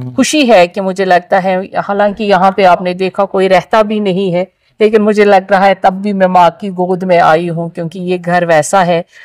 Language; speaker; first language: Hindi; non-native, local second language; Kashmiri